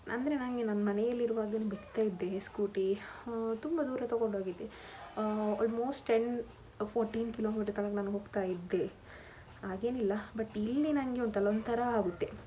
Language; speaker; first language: Kannada; non-native, local second language; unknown